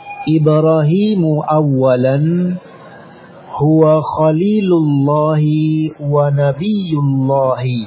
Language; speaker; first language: Arabic; non-native, fluent; Indonesian